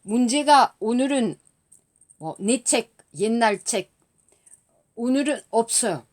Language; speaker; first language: Korean; non-native, learner; French